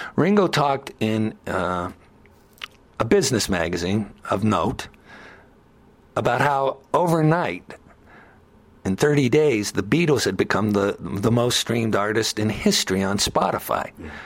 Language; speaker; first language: English; native; English